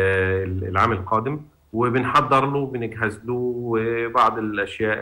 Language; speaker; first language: Arabic; native; Arabic